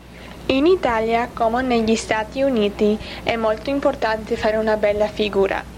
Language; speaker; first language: Italian; non-native, learner; English